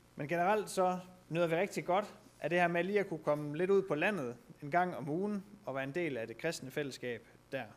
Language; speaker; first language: Danish; native; Danish